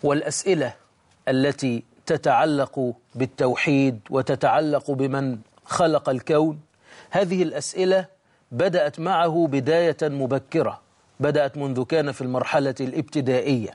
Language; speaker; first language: Arabic; native; Arabic